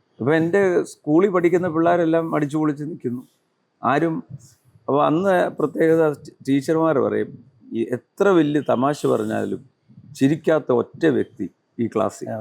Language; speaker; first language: Malayalam; early bilingual, other home language; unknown